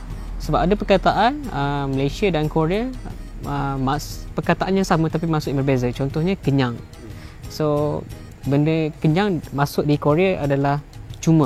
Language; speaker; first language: Malay; native; Malay